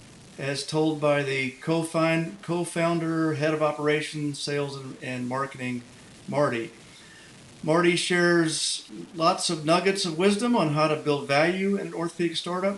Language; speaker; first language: English; native; English